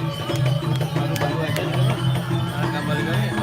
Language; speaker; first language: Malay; non-native, local second language; Balinese